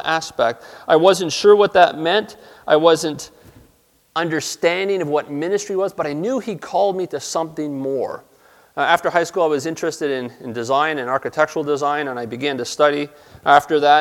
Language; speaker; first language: English; native; English